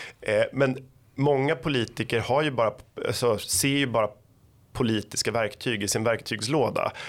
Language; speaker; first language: Swedish; native; Swedish